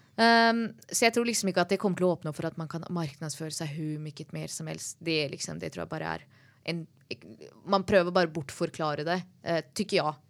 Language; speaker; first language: Norwegian; early bilingual, other home language; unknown